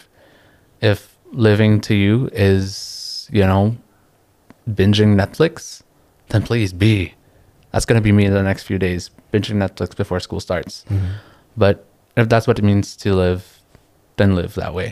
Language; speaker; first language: English; non-native, local second language; Filipino